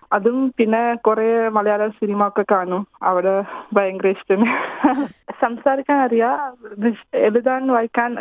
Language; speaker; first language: Malayalam; non-native, fluent; Sinhala